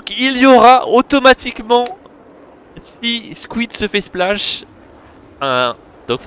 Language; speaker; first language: French; native; French